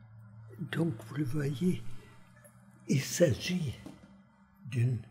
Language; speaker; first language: French; non-native, fluent; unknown